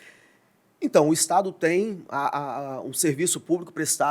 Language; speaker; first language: Portuguese; native; Portuguese